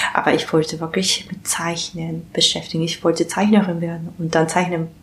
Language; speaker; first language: German; non-native, learner; Japanese